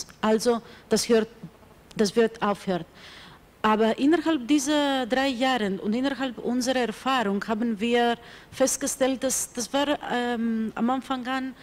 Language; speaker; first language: German; non-native, fluent; Greek